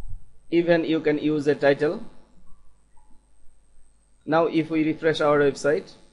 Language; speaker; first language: English; non-native, local second language; Bangla